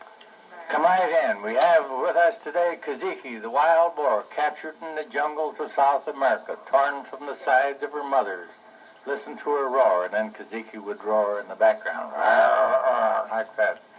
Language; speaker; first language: English; native; English